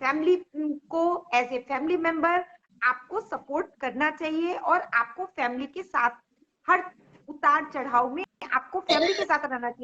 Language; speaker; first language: Hindi; native; Hindi